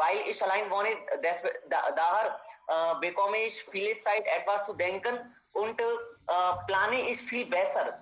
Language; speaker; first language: German; non-native, learner; Hindi